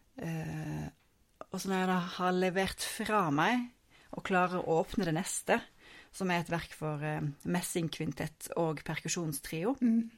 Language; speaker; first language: Norwegian; native; Norwegian